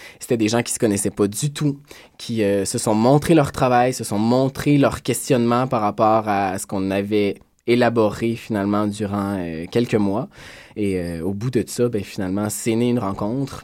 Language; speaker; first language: French; native; French